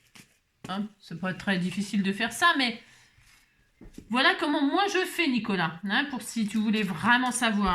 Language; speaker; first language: French; native; French